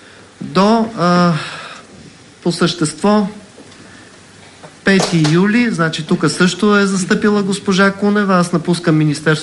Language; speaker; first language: Bulgarian; native; Bulgarian